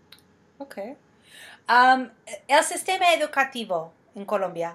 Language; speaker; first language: Spanish; non-native, fluent; English